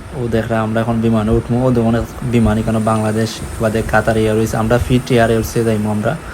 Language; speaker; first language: Bangla; non-native, local second language; Sylheti